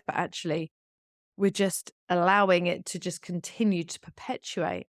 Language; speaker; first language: English; native; English